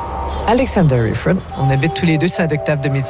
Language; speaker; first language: French; native; French